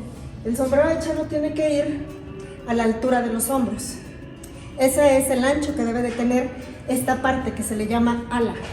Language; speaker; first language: Spanish; native; Spanish